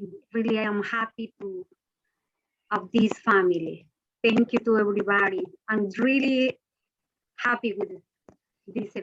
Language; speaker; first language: English; non-native, learner; Spanish